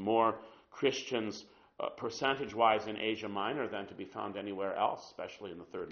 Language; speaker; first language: English; native; English